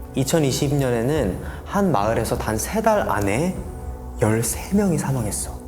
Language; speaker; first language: Korean; native; Korean